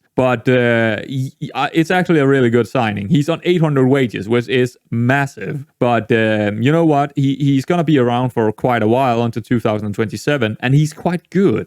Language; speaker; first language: English; non-native, fluent; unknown